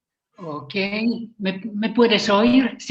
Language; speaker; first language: Spanish; non-native, fluent; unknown